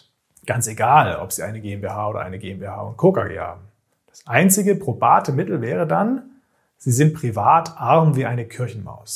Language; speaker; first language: German; native; German